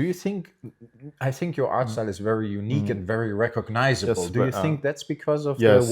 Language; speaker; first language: English; non-native, fluent; German